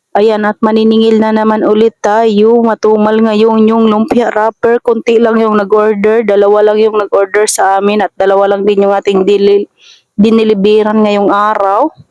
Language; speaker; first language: Filipino; non-native, local second language; Masbatenyo